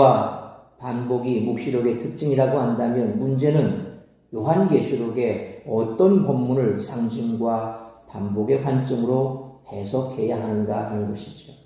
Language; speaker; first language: Korean; native; Korean